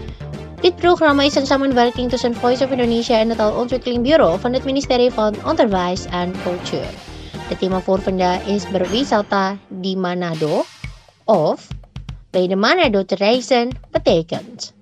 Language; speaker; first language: Dutch; non-native, fluent; Indonesian